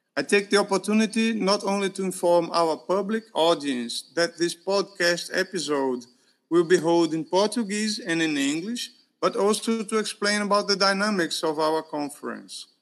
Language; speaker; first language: English; non-native, fluent; Portuguese